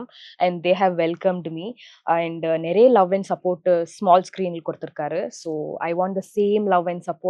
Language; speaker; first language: Tamil; non-native, local second language; Kannada